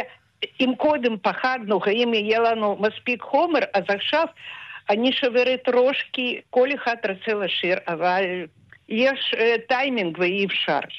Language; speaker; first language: Hebrew; non-native, fluent; Russian